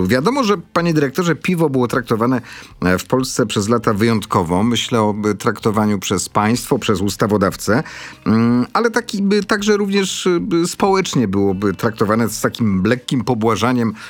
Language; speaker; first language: Polish; native; Polish